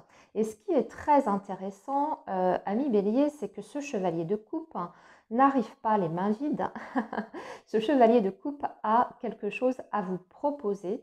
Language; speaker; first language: French; native; French